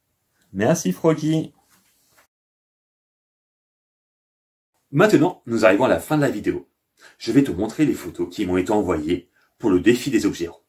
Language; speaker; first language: French; native; French